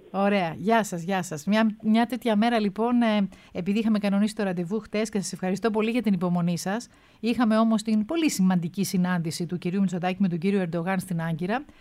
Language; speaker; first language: Greek; native; Greek